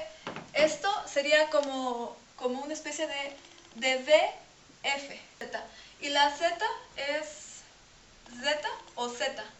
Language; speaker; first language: Spanish; non-native, fluent; French